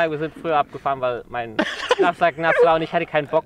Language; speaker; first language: German; native; German